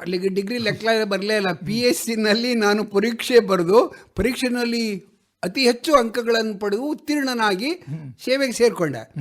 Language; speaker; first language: Kannada; native; Kannada